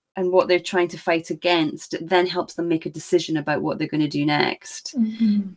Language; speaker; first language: English; native; English